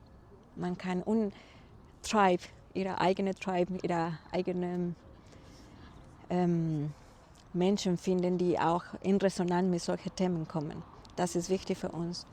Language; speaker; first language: German; non-native, fluent; Spanish